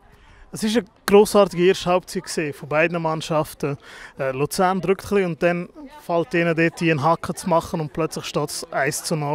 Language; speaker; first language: German; native; German